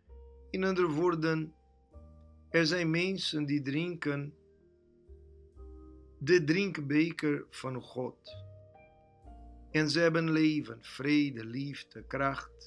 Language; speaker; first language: Dutch; non-native, fluent; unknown